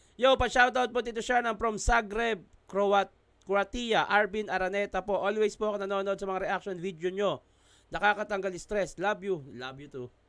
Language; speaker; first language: Filipino; native; Filipino